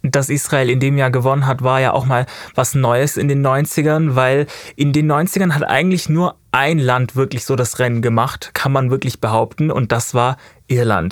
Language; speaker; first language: German; native; German